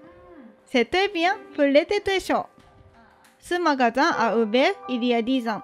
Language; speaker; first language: French; non-native, fluent; Japanese